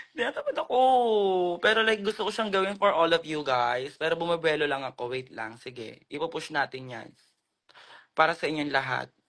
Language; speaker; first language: Filipino; native; Filipino